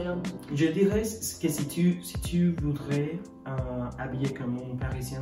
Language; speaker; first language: French; non-native, learner; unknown